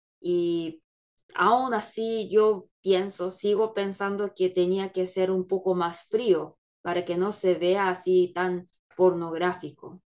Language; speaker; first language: Spanish; non-native, fluent; Korean